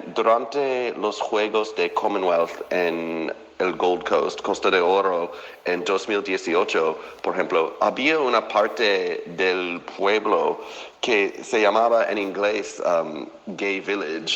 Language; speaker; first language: Spanish; non-native, fluent; English